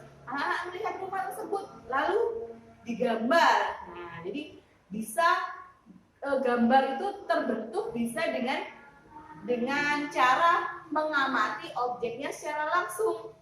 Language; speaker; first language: Indonesian; native; Indonesian